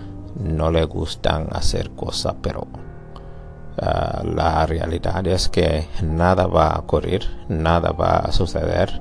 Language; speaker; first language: Spanish; non-native, learner; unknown